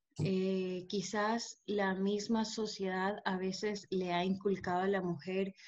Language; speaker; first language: Spanish; native; Spanish